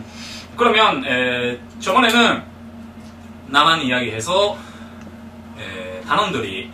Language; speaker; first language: Korean; non-native, fluent; Japanese